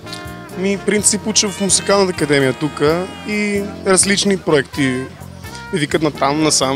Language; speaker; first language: Bulgarian; non-native, fluent; Greek